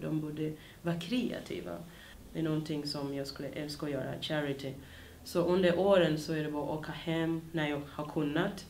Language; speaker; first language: Swedish; early bilingual, other home language; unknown